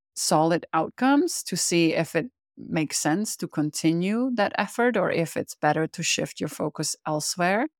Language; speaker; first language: English; non-native, fluent; Czech